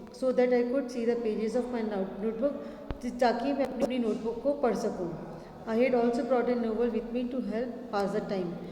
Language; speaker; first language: Hindi; native; Hindi